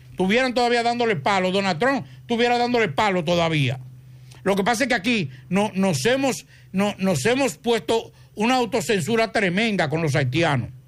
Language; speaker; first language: Spanish; native; Spanish